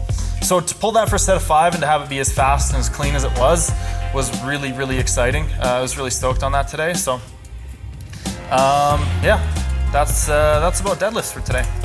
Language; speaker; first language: English; native; English